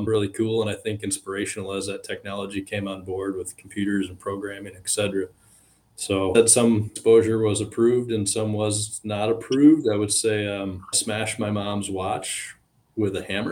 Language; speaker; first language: English; native; English